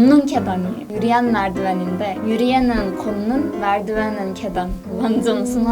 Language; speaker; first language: Korean; non-native, fluent; Turkish